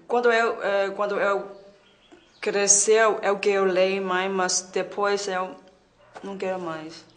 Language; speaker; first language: Portuguese; non-native, learner; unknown